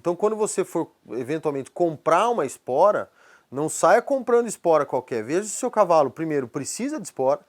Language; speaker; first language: Portuguese; native; Portuguese